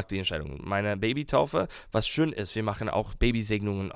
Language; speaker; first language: German; non-native, fluent; English